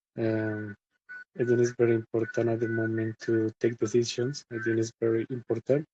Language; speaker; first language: English; non-native, learner; Spanish